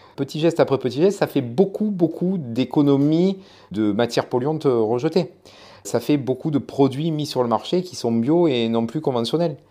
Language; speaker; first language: French; native; French